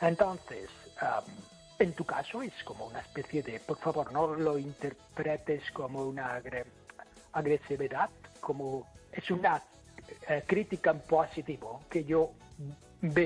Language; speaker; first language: Spanish; non-native, fluent; English